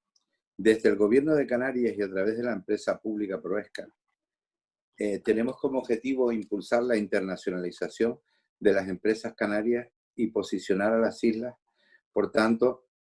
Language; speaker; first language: Spanish; native; Spanish